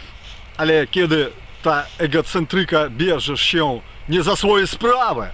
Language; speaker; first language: Polish; non-native, fluent; Ukrainian